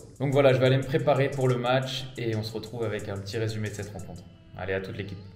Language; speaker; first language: French; native; French